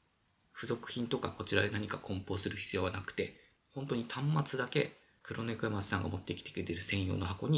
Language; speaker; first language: Japanese; native; Japanese